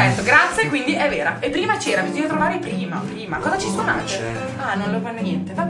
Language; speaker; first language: Italian; native; Italian